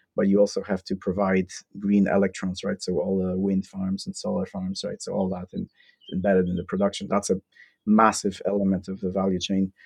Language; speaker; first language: English; non-native, fluent; Polish